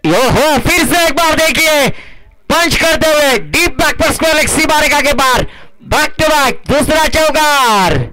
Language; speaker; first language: Hindi; non-native, local second language; Marathi